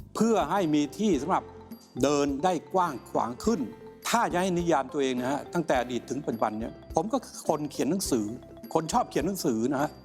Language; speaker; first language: Thai; native; Thai